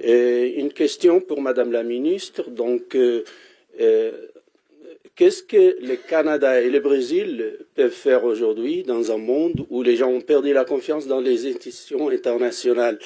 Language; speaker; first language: French; non-native, fluent; Portuguese